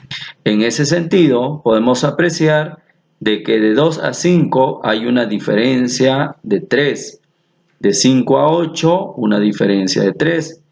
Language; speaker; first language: Spanish; native; Spanish